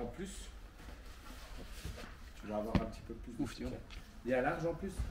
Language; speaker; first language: French; native; French